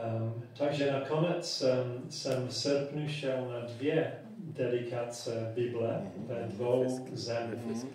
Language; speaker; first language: Czech; non-native, fluent; English